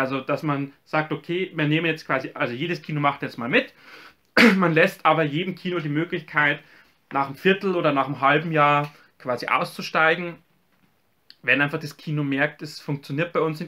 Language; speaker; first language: German; native; German